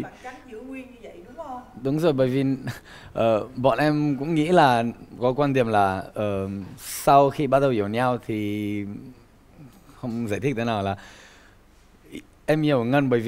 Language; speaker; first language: Vietnamese; non-native, fluent; Romanian